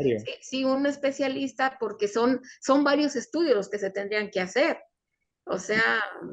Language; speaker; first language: Spanish; native; Spanish